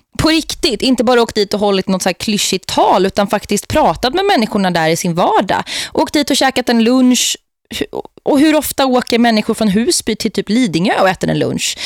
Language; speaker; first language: Swedish; native; Swedish